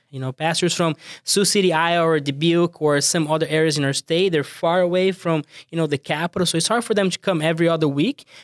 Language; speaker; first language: English; non-native, fluent; Portuguese